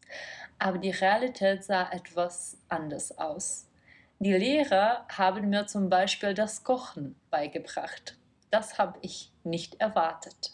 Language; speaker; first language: German; non-native, fluent; Czech